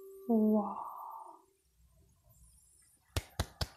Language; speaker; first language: Japanese; non-native, fluent; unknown